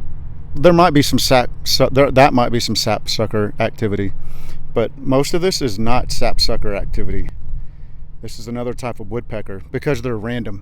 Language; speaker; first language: English; native; English